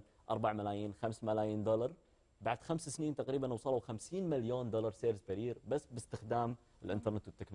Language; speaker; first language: Arabic; native; Arabic